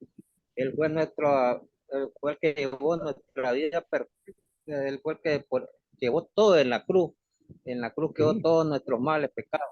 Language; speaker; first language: Spanish; native; Spanish